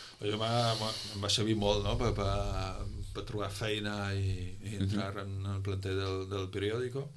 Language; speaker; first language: Catalan; non-native, fluent; Dutch